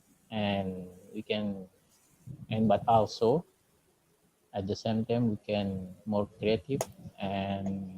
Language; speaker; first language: English; non-native, learner; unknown